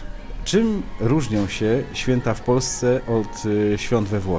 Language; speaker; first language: Polish; native; Polish